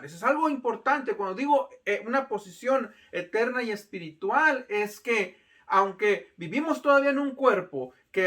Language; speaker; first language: Spanish; native; Spanish